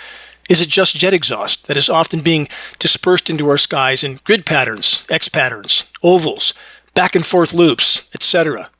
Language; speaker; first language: English; native; English